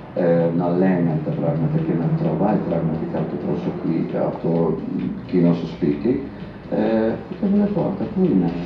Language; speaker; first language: Greek; non-native, fluent; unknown